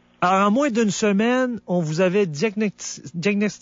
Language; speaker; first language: French; native; French